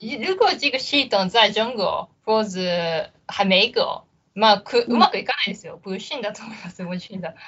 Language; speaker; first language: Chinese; non-native, learner; Japanese